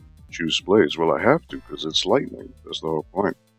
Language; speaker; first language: English; native; English